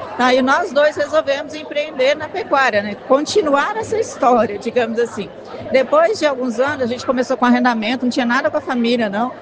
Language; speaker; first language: Portuguese; native; Portuguese